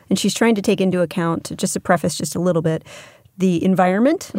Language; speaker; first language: English; native; English